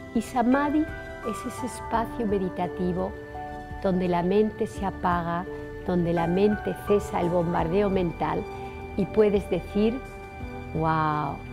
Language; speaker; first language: Spanish; native; Spanish